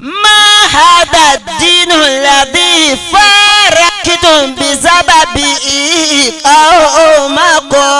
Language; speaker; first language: Arabic; non-native, fluent; Yoruba